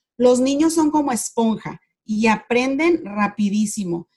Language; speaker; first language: Spanish; native; Spanish